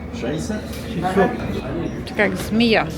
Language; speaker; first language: Turkish; non-native, learner; Ukrainian